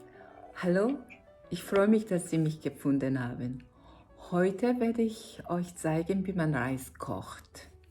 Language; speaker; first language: German; non-native, learner; Korean